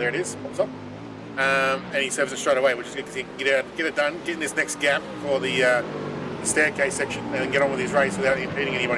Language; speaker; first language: English; native; English